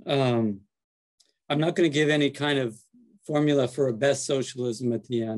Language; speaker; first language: English; native; English